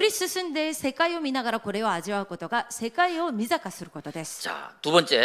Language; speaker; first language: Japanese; non-native, fluent; Korean